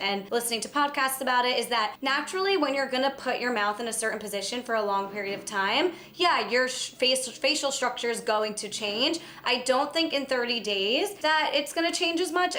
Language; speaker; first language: English; native; English